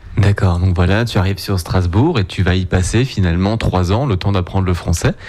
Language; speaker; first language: French; native; French